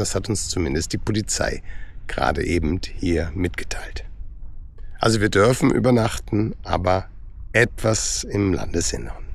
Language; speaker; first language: German; native; German